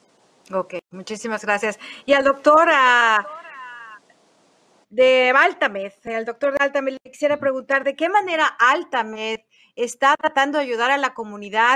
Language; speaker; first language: Spanish; native; Spanish